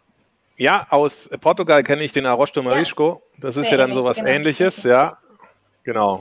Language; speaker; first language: German; native; German